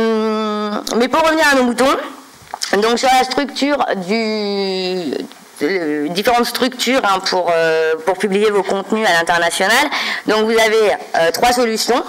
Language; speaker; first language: French; native; French